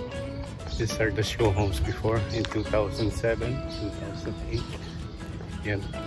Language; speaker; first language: English; non-native, local second language; Filipino